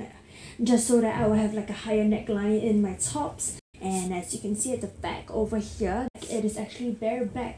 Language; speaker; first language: English; native; English